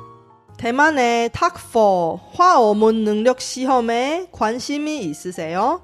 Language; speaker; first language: Korean; non-native, fluent; Chinese